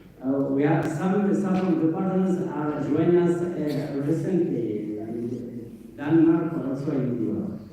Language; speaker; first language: English; non-native, fluent; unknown